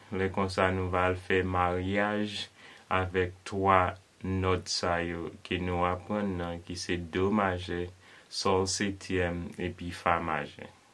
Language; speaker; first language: Haitian Creole; native; Haitian Creole